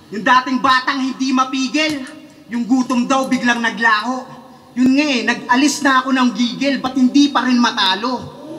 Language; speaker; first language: Filipino; native; Filipino